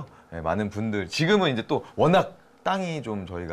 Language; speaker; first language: Korean; native; Korean